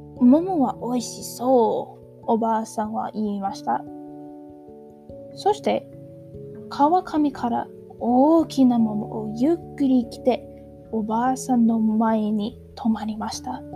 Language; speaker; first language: Japanese; non-native, learner; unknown